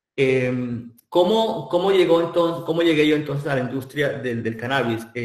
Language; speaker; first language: Spanish; native; Spanish